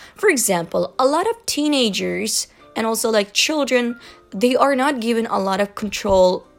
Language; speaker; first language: English; non-native, fluent; Chinese